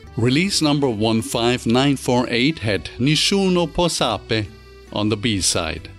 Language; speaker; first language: English; non-native, fluent; German